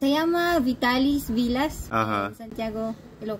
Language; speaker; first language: Spanish; non-native, fluent; Iloko